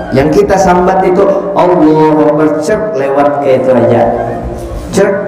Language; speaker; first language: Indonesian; non-native, local second language; Banjar